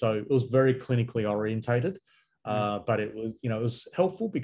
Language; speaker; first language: English; native; English